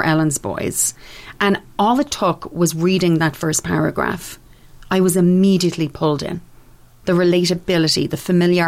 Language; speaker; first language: English; native; English